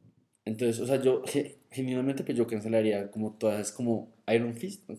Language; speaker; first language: Spanish; native; Spanish